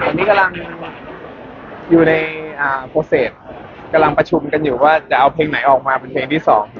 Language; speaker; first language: Thai; native; Thai